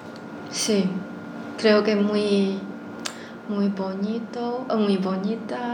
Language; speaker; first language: Spanish; non-native, learner; Chinese